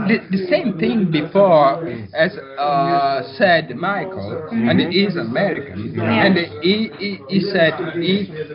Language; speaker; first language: English; non-native, learner; Italian